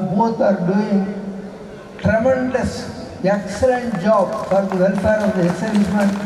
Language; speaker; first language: English; non-native, local second language; Tamil